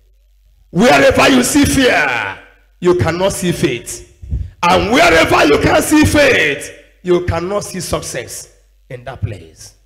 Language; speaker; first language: English; non-native, local second language; Igbo